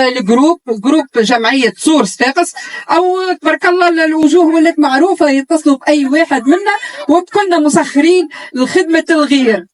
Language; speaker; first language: Arabic; native; Arabic